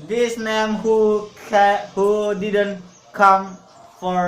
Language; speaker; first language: English; non-native, learner; Indonesian